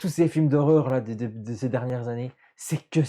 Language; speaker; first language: French; native; French